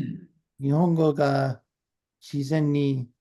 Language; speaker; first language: Japanese; non-native, learner; English